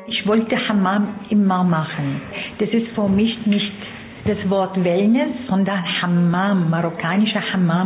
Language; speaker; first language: German; non-native, fluent; Arabic